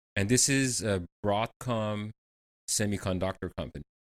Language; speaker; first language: English; non-native, fluent; Persian